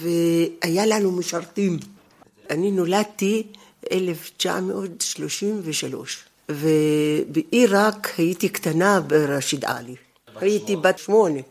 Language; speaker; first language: Hebrew; non-native, fluent; Arabic